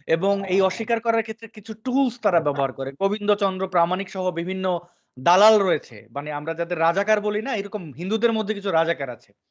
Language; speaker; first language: Bangla; native; Bangla